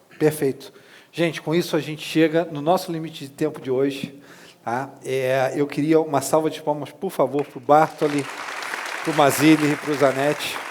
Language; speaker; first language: Portuguese; non-native, fluent; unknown